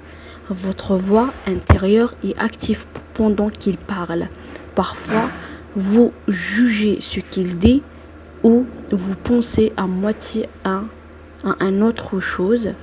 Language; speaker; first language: French; non-native, local second language; Arabic